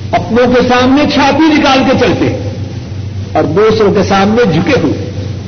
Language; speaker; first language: Urdu; non-native, local second language; Punjabi